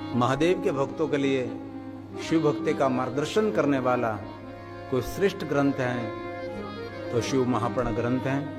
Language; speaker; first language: Hindi; non-native, local second language; Gujarati